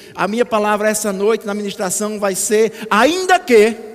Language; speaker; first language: Portuguese; native; Portuguese